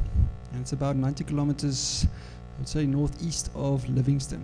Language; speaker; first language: English; non-native, local second language; Afrikaans